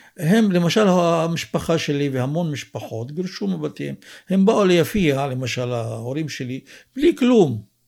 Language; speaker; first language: Hebrew; non-native, local second language; Arabic